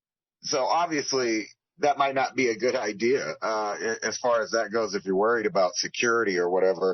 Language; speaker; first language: English; native; English